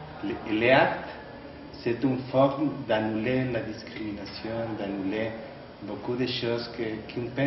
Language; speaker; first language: French; non-native, learner; Spanish